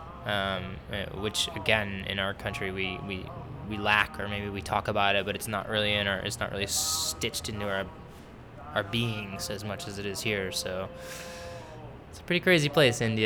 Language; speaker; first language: English; native; English